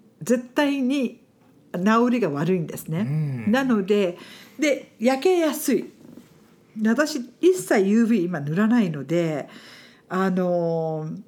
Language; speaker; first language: Japanese; non-native, fluent; English